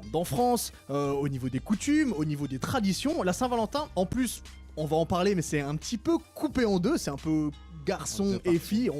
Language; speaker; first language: French; native; French